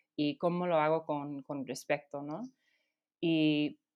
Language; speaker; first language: Spanish; non-native, fluent; English